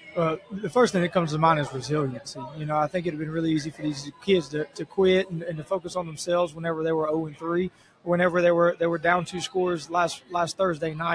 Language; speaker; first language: English; native; English